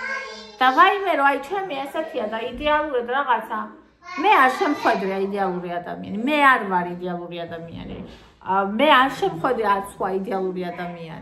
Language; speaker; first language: Georgian; native; Georgian